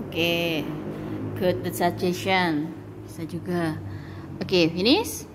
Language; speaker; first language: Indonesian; native; Indonesian